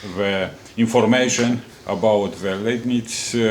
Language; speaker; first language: English; non-native, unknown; Romanian